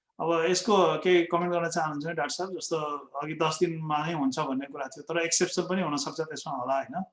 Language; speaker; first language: Nepali; native; Nepali